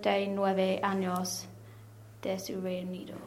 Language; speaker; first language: Spanish; non-native, learner; English